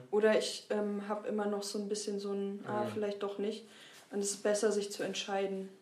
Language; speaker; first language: German; native; German